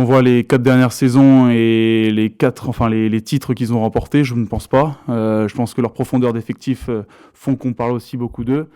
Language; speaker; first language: French; native; French